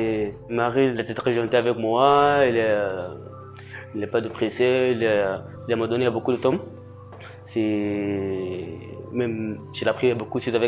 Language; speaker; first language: French; non-native, learner; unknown